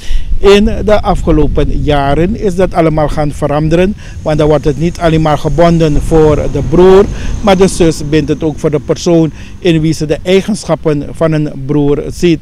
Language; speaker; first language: Dutch; native; Dutch